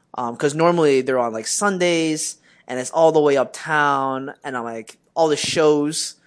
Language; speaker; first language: English; native; English